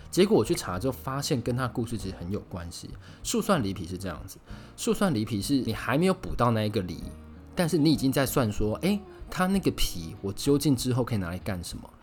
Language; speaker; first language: Chinese; native; Chinese